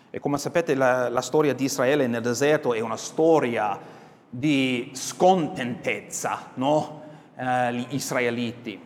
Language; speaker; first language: Italian; non-native, fluent; English